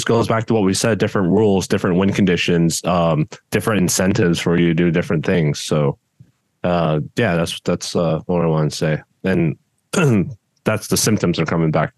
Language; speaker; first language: English; non-native, local second language; Cantonese